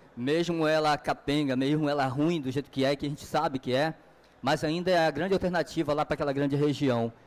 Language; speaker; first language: Portuguese; native; Portuguese